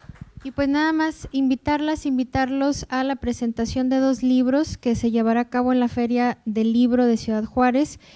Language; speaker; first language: Spanish; native; Spanish